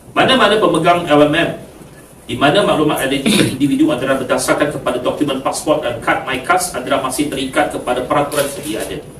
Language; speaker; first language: Malay; non-native, local second language; Chinese